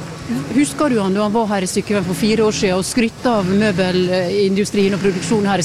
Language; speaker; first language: Norwegian; native; Norwegian